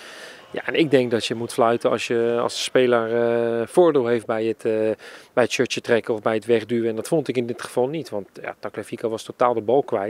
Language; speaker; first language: Dutch; native; Dutch